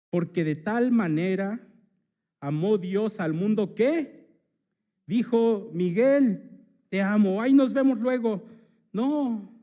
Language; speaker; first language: Spanish; native; Spanish